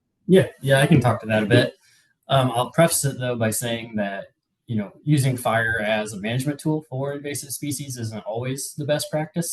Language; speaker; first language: English; native; English